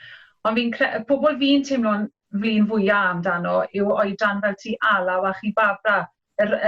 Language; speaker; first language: Welsh; native; Welsh